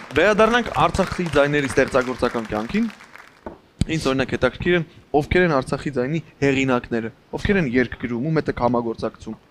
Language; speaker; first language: Armenian; native; Armenian